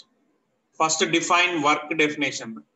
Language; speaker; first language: English; non-native, local second language; Telugu